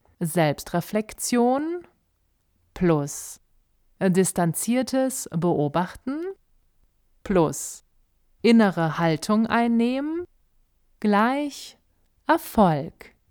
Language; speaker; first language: German; native; German